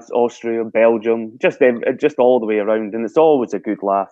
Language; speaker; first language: English; native; English